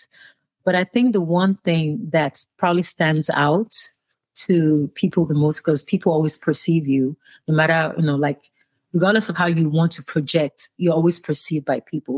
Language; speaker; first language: English; non-native, local second language; Yoruba